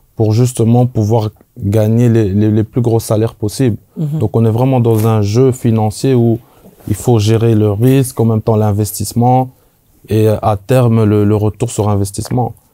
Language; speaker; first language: French; native; French